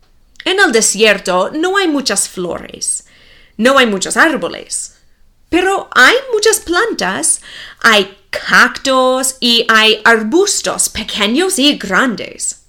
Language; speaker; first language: Spanish; non-native, fluent; English